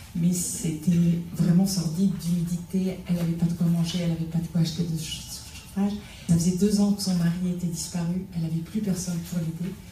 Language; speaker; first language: French; native; French